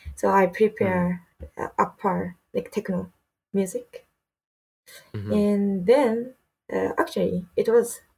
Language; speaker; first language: English; non-native, learner; Japanese